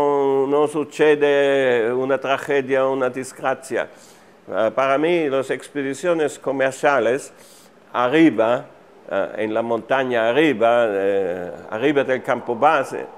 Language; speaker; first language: Spanish; non-native, fluent; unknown